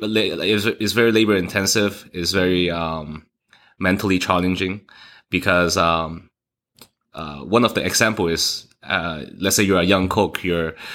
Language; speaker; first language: English; early bilingual, other home language; Cantonese